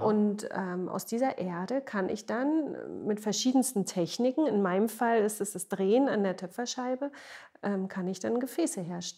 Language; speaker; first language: German; native; German